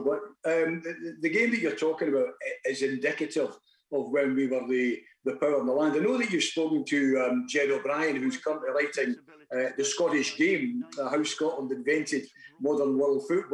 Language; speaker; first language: English; native; English